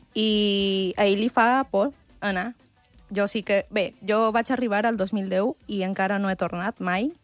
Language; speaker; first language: Catalan; early bilingual, other home language; Spanish